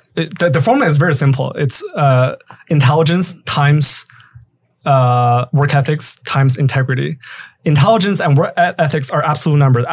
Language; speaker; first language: English; native; English